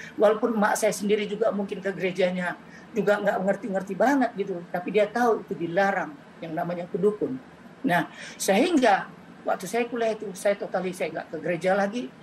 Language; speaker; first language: Indonesian; native; Indonesian